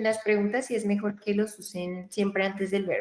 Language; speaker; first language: Spanish; native; Spanish